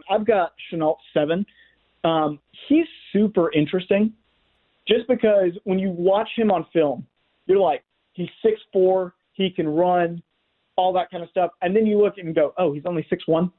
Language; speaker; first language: English; native; English